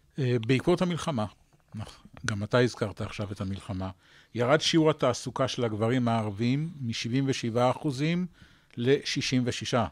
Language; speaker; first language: Hebrew; native; Hebrew